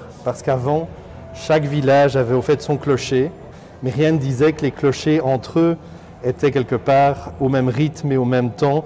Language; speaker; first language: French; native; French